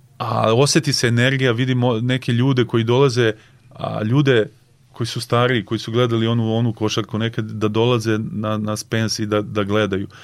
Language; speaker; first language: Serbian; native; Serbian